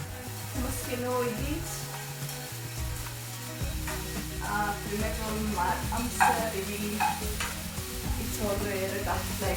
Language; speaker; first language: Welsh; non-native, learner; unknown